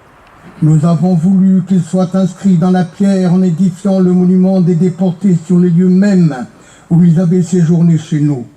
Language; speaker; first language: French; native; French